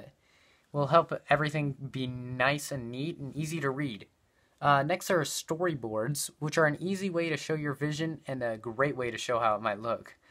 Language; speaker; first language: English; native; English